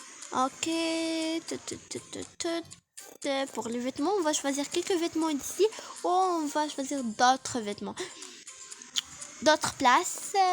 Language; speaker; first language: French; non-native, learner; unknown